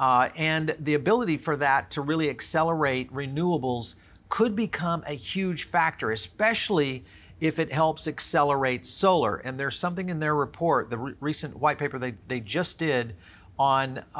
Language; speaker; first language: English; native; English